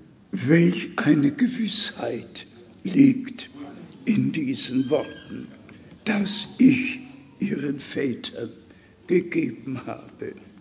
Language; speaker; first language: German; native; German